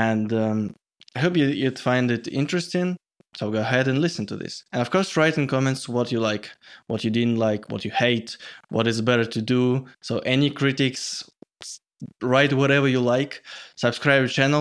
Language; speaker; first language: English; non-native, fluent; Russian